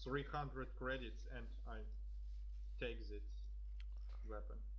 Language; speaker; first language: English; non-native, learner; Russian